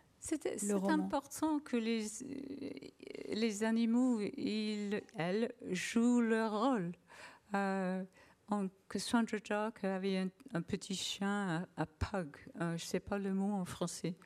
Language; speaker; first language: French; non-native, learner; English